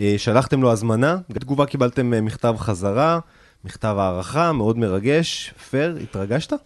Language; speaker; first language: Hebrew; native; Hebrew